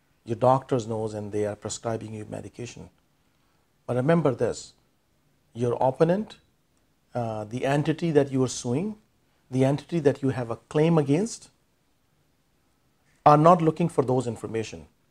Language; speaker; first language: English; non-native, local second language; Urdu